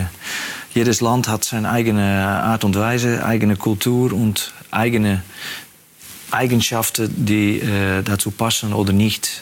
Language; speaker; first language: German; non-native, fluent; Dutch